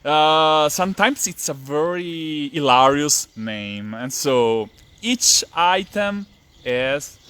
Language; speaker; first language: English; non-native, fluent; Italian